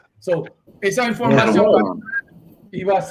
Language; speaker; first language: Spanish; early bilingual, heritage; Spanish